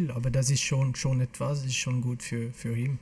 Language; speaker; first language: German; non-native, fluent; French